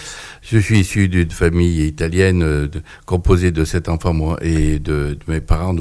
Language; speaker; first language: French; native; French